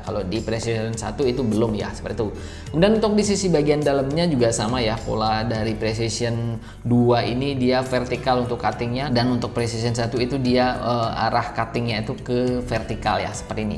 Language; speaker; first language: Indonesian; native; Indonesian